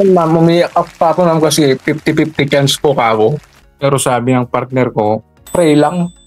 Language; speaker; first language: Filipino; non-native, local second language; Iloko